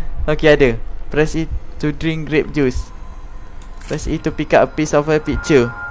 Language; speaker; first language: English; non-native, local second language; Malay